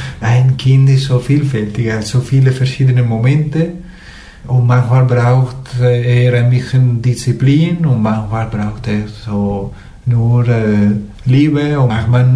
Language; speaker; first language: German; non-native, fluent; Spanish